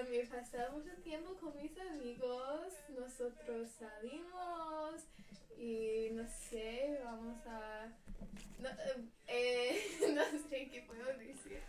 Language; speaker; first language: Spanish; non-native, learner; English